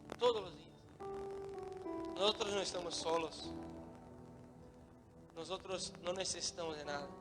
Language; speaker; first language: Spanish; non-native, learner; Portuguese